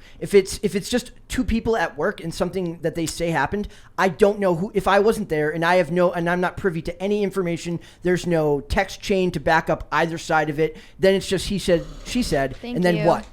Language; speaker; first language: English; native; English